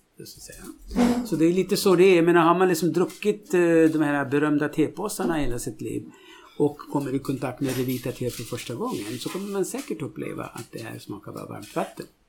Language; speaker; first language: Swedish; non-native, fluent; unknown